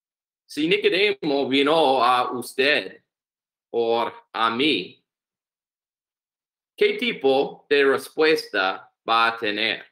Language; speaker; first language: Spanish; non-native, learner; English